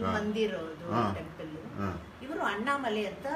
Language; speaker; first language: Kannada; non-native, local second language; Tamil